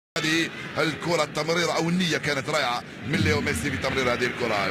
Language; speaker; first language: Arabic; native; Arabic